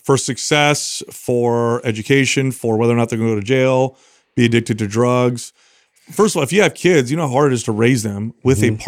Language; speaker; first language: English; native; English